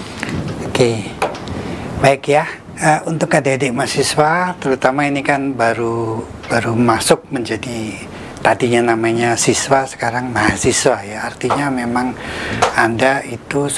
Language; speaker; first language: Indonesian; native; Indonesian